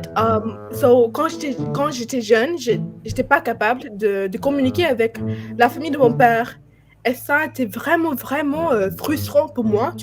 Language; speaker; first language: French; non-native, fluent; English